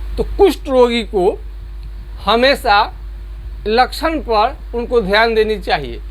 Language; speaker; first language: Hindi; non-native, local second language; Bhojpuri